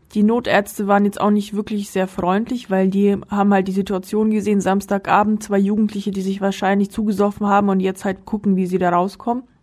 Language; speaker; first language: German; early bilingual, other home language; Russian